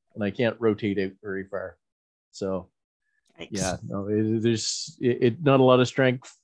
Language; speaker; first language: English; native; English